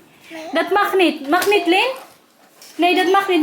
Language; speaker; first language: Dutch; non-native, learner; Waray